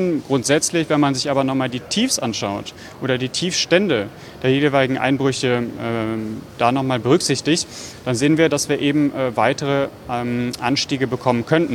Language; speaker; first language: German; native; German